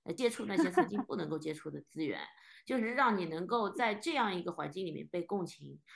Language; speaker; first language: Chinese; native; Chinese